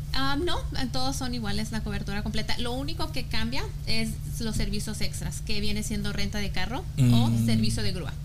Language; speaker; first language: Spanish; early bilingual, heritage; Spanish